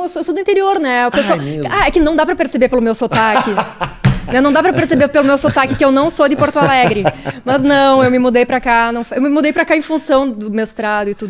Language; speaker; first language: Portuguese; native; Portuguese